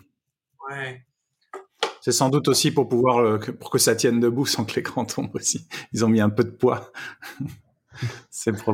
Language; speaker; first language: French; native; French